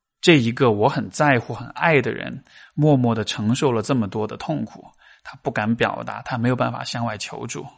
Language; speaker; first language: Chinese; native; Chinese